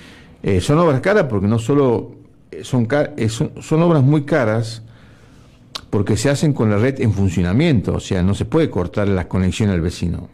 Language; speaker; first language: Spanish; native; Spanish